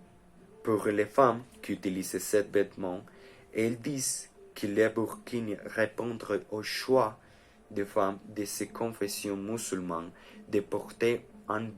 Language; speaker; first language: French; non-native, learner; Spanish